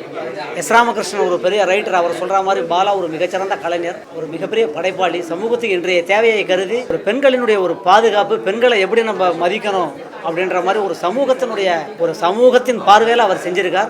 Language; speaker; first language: Tamil; native; Tamil